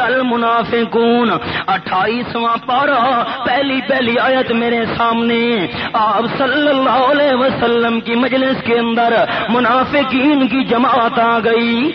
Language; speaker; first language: Urdu; non-native, local second language; Pashto